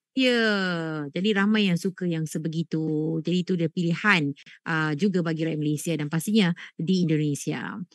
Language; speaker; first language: Malay; native; Malay